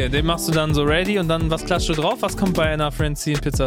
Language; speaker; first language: German; native; German